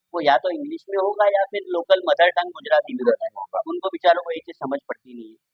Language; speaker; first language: Hindi; non-native, local second language; Gujarati